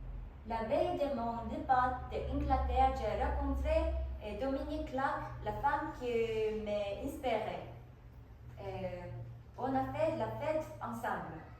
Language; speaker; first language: French; non-native, learner; Korean